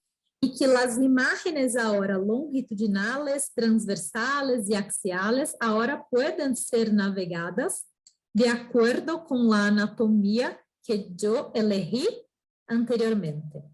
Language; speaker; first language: Spanish; non-native, fluent; Portuguese